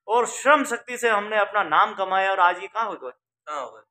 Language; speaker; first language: Hindi; native; Hindi